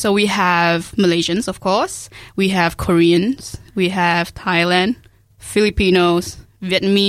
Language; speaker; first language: English; non-native, local second language; Malay